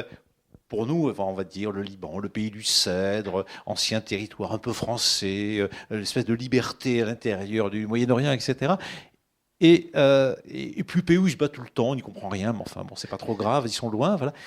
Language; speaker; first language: French; native; French